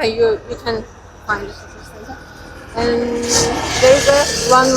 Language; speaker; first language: English; non-native, learner; Turkish